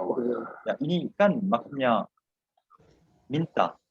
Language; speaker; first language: Indonesian; non-native, fluent; Korean